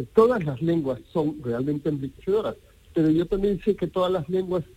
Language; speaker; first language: Spanish; native; Spanish